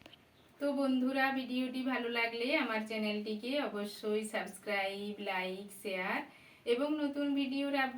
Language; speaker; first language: Bangla; native; Bangla